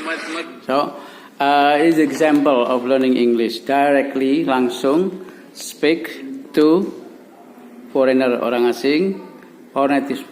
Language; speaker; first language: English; non-native, learner; Indonesian